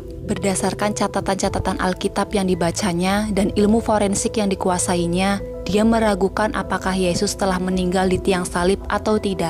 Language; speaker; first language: Indonesian; native; Indonesian